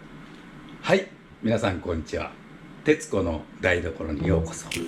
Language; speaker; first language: Japanese; native; Japanese